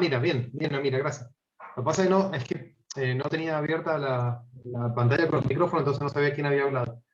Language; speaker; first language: Spanish; native; Spanish